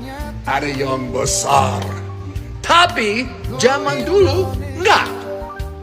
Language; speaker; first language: Indonesian; non-native, fluent; English